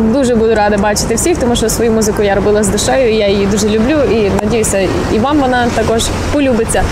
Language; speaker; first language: Ukrainian; native; Ukrainian